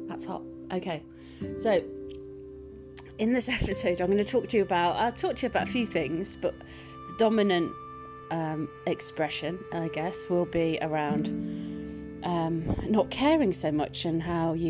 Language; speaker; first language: English; native; English